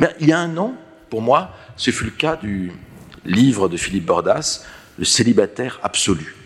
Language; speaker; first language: French; native; French